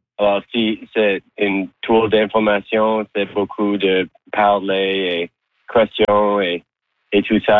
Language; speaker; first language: French; non-native, local second language; English